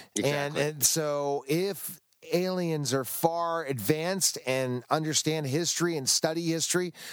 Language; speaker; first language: English; native; English